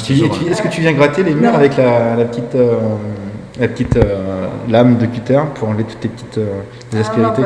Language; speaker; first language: French; native; French